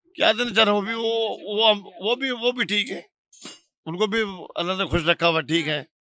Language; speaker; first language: Urdu; non-native, fluent; Bangla